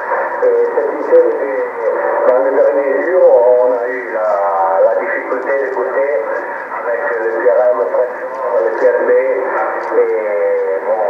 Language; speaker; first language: French; non-native, fluent; Italian